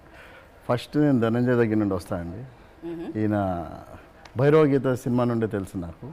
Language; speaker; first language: Telugu; non-native, learner; Kannada